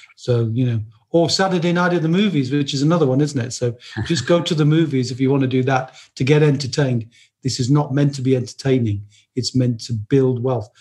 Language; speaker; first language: English; native; English